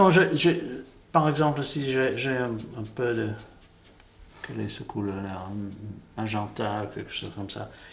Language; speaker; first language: French; non-native, fluent; English